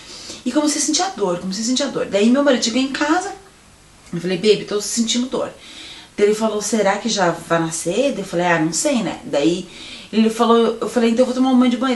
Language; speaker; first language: Portuguese; native; Portuguese